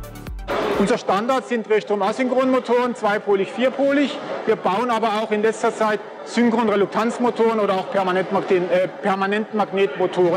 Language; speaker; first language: German; native; German